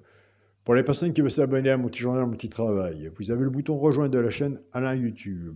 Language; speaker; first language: French; native; French